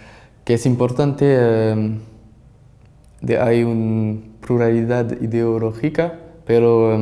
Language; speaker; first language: Spanish; non-native, learner; French